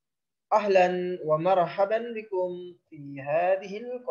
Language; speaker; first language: Arabic; non-native, fluent; Indonesian